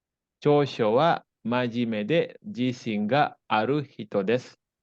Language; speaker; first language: Japanese; non-native, fluent; Indonesian